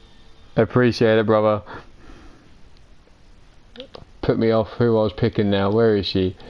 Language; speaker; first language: English; native; English